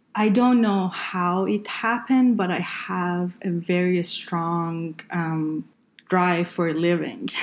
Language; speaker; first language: English; non-native, fluent; Persian